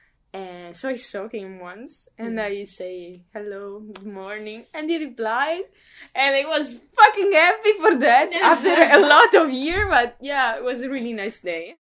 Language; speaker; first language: English; non-native, fluent; Italian